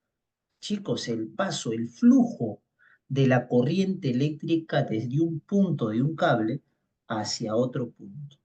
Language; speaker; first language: Spanish; native; Spanish